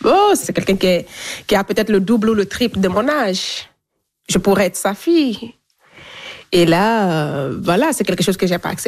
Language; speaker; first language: French; non-native, local second language; Fula